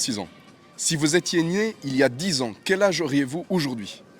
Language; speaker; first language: French; native; French